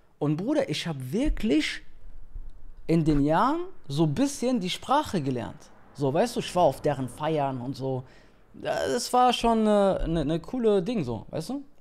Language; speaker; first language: German; native; German